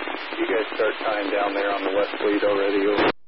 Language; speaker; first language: English; native; English